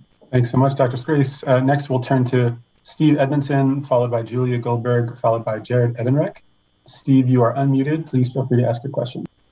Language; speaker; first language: English; native; English